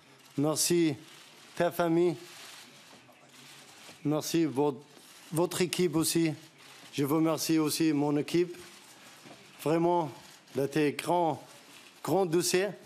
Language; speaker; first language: French; non-native, learner; Arabic